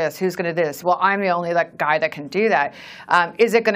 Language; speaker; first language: English; native; English